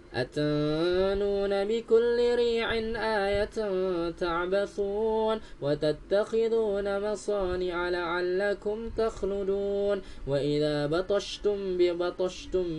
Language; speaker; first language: Arabic; non-native, learner; Indonesian